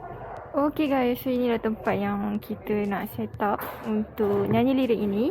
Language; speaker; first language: Malay; native; Malay